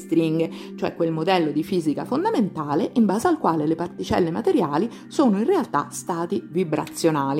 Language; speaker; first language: Italian; native; Italian